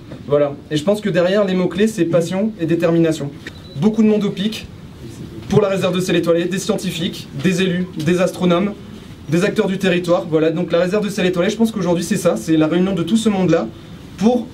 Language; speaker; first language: French; native; French